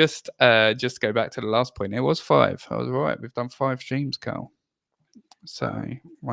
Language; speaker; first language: English; native; English